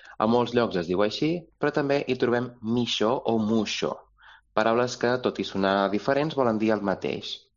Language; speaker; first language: Catalan; native; Catalan